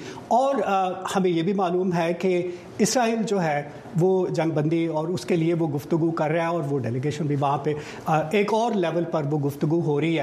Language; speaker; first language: Urdu; native; Urdu